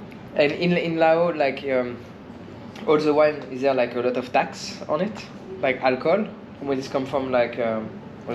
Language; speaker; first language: English; non-native, learner; French